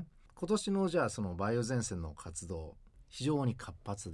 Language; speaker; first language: Japanese; native; Japanese